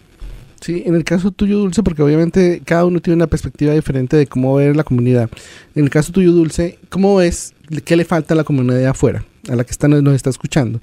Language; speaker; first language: Spanish; native; Spanish